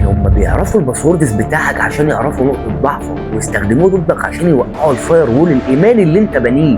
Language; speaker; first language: Arabic; native; Arabic